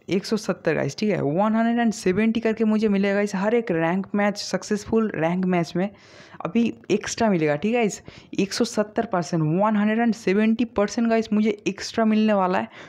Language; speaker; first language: Hindi; non-native, local second language; Bangla